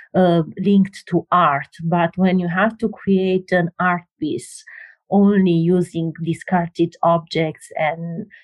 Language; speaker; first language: English; non-native, fluent; Romanian